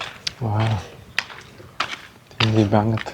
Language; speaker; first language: Indonesian; non-native, learner; German